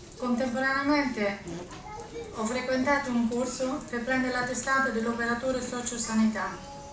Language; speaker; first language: Italian; non-native, fluent; Albanian